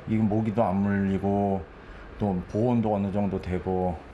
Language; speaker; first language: Korean; native; Korean